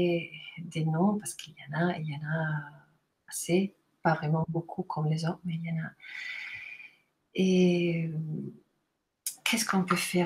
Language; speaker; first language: French; non-native, fluent; Italian